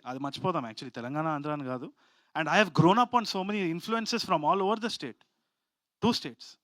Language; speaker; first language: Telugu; native; Telugu